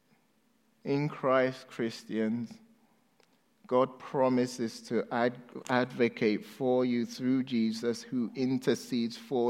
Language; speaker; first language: English; non-native, local second language; Akan